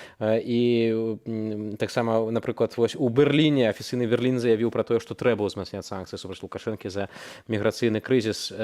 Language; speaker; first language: Belarusian; native; Belarusian